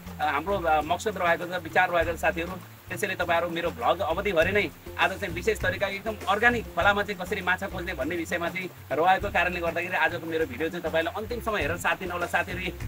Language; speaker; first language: Nepali; non-native, local second language; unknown